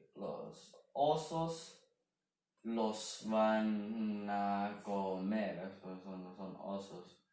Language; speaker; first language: Spanish; non-native, learner; Chinese